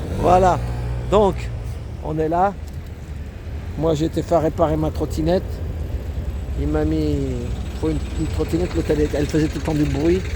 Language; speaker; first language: French; native; French